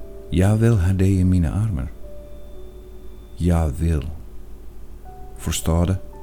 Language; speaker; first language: Swedish; non-native, learner; Dutch